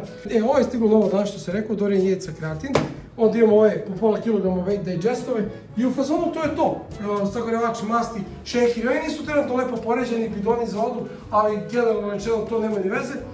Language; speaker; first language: Croatian; native; Croatian